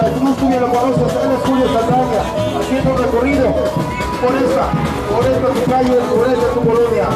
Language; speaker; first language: Spanish; native; Spanish